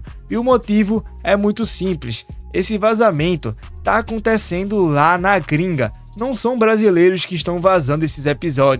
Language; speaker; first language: Portuguese; native; Portuguese